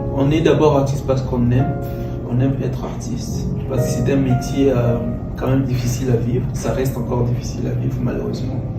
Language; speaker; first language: French; non-native, local second language; Lingala